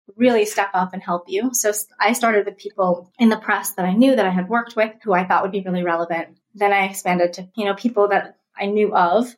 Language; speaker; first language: English; early bilingual, other home language; Russian